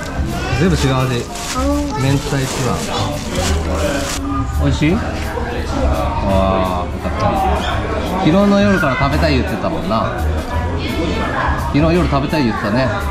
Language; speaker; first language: Japanese; native; Japanese